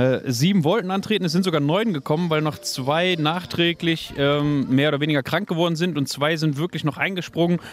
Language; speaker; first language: German; native; German